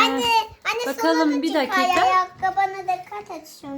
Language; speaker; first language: Turkish; native; Turkish